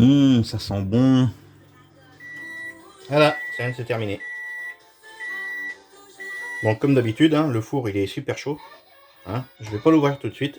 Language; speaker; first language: French; native; French